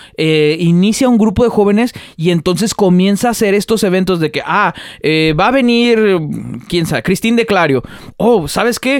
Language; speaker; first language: Spanish; early bilingual, heritage; Spanish